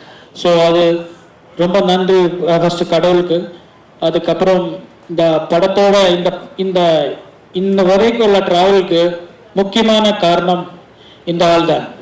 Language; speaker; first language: Tamil; non-native, learner; Malayalam